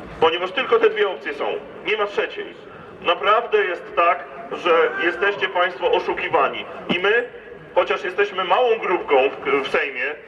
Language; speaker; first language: Polish; native; Polish